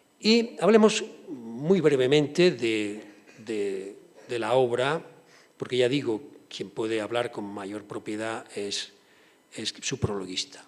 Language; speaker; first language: Spanish; native; Spanish